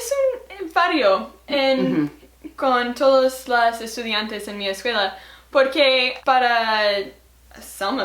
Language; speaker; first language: Spanish; non-native, learner; English